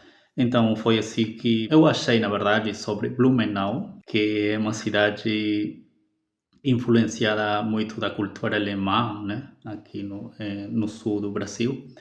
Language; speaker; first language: Portuguese; non-native, fluent; Spanish